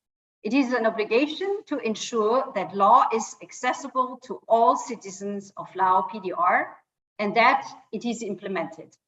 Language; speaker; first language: English; non-native, fluent; German